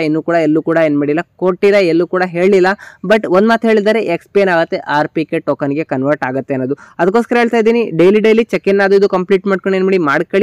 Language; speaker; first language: Kannada; native; Kannada